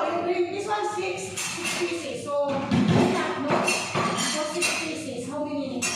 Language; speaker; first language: English; non-native, learner; Filipino